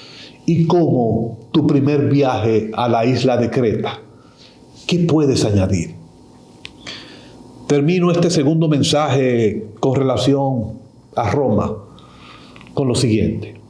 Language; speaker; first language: Spanish; native; Spanish